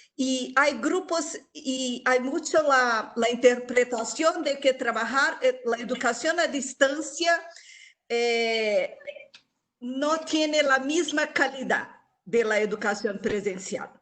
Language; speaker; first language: Spanish; non-native, local second language; Portuguese